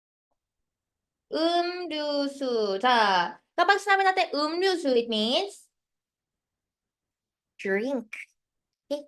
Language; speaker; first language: Filipino; native; Filipino